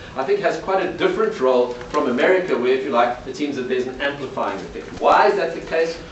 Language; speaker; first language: English; native; English